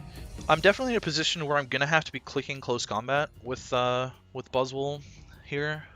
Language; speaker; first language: English; native; English